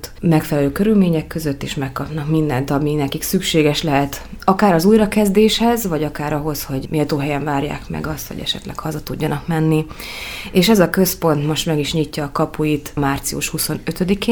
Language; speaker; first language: Hungarian; native; Hungarian